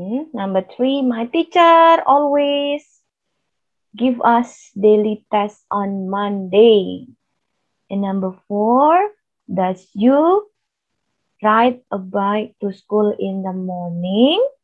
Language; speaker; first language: English; non-native, fluent; Indonesian